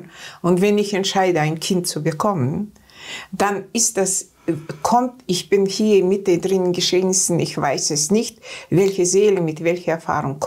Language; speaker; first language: German; non-native, learner; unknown